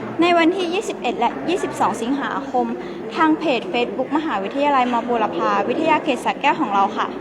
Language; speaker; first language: Thai; native; Thai